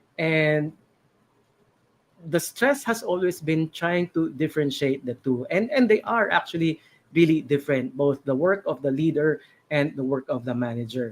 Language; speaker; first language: English; non-native, local second language; Filipino